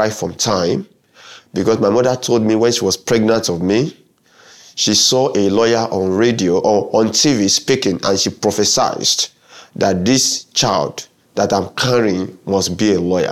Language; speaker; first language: English; non-native, local second language; Yoruba